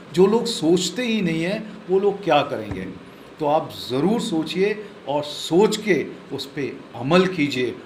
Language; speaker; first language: Hindi; non-native, local second language; Marathi